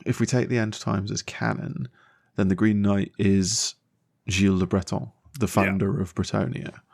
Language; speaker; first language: English; native; English